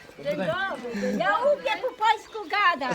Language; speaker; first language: Polish; early bilingual, heritage; Polish